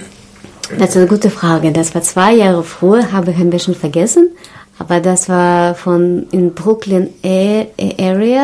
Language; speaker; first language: German; non-native, learner; Russian